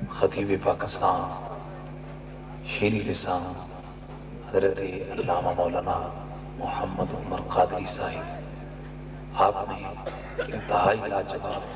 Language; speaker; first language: Urdu; non-native, local second language; Punjabi